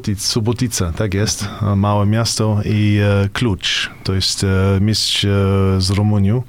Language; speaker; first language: Polish; non-native, learner; German